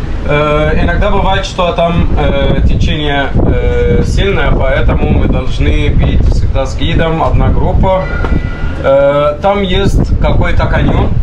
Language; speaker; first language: Russian; non-native, learner; Arabic